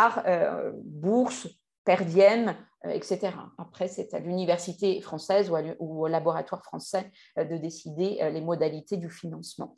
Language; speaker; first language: French; native; French